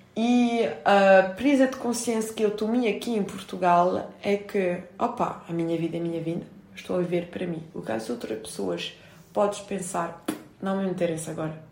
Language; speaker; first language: Portuguese; non-native, fluent; French